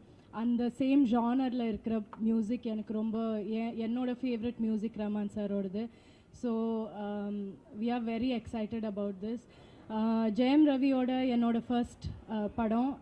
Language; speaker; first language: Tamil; non-native, local second language; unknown